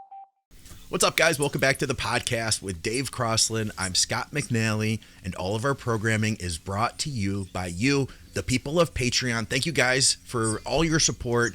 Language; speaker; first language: English; native; English